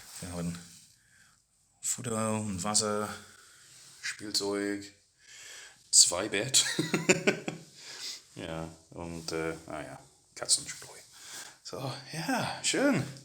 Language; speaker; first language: German; non-native, learner; English